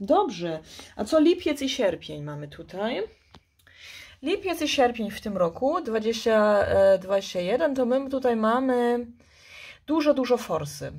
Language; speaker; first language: Polish; early bilingual, heritage; Polish